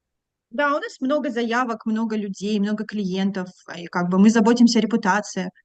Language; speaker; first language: Russian; native; Russian